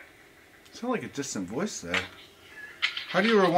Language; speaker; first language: English; native; English